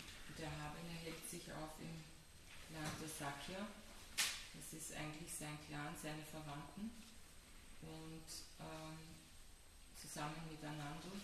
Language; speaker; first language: German; native; German